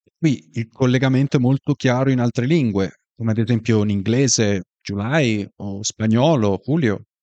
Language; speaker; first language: Italian; native; Italian